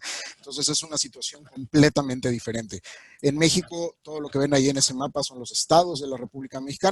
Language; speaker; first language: Spanish; native; Spanish